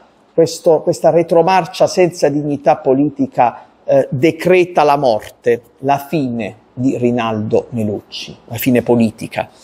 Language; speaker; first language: Italian; native; Italian